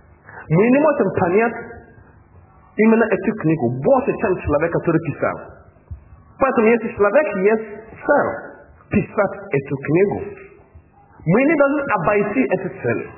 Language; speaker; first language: Russian; non-native, learner; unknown